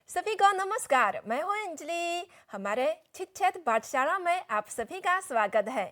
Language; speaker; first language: Hindi; non-native, fluent; Chinese